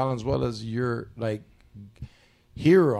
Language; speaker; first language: English; native; English